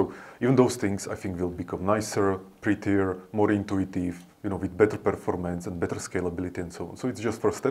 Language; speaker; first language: English; non-native, fluent; Slovak